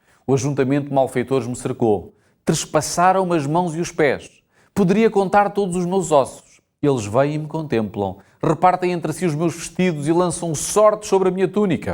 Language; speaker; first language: Portuguese; native; Portuguese